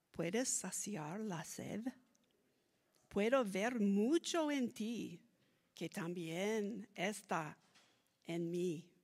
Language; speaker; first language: Spanish; non-native, learner; English